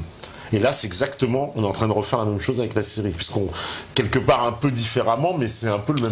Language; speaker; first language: French; native; French